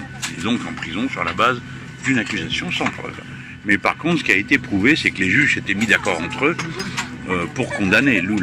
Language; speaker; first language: French; native; French